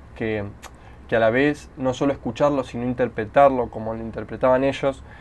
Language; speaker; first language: Spanish; native; Spanish